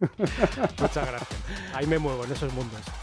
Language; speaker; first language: Spanish; native; Spanish